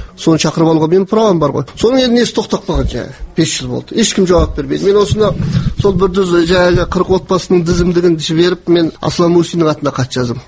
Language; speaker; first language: Kazakh; native; Kazakh